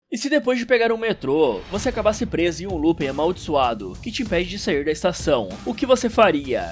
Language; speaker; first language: Portuguese; native; Portuguese